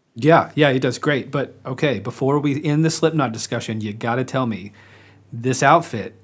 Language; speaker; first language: English; native; English